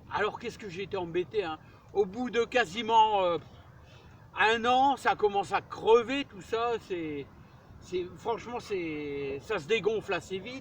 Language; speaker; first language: French; native; French